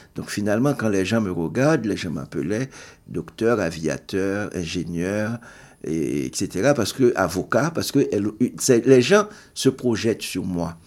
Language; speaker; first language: French; non-native, local second language; Haitian Creole